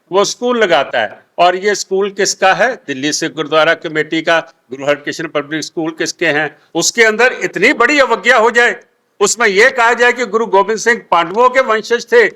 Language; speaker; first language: Hindi; non-native, local second language; Punjabi